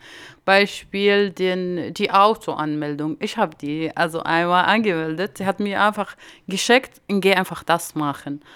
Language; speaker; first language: German; non-native, learner; Arabic